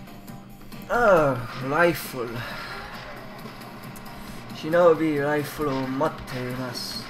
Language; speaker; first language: Japanese; non-native, learner; English